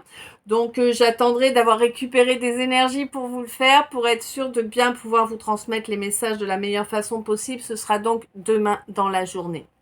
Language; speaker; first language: French; native; French